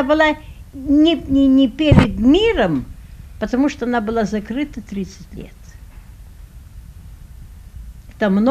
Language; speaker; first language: Russian; early bilingual, heritage; Russian